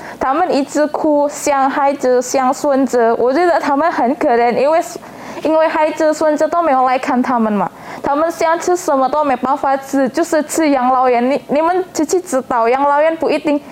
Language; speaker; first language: Chinese; non-native, learner; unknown